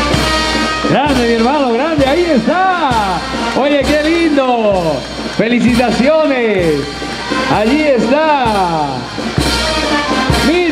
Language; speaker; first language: Spanish; native; Spanish